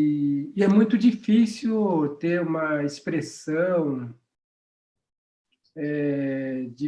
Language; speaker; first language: Portuguese; non-native, local second language; Guarani